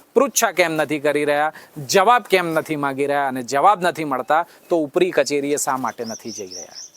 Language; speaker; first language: Gujarati; native; Gujarati